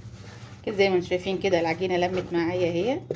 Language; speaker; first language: Arabic; native; Arabic